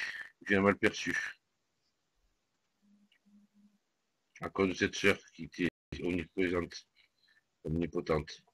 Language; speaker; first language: French; native; French